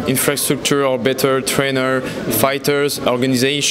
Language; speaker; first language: English; non-native, learner; French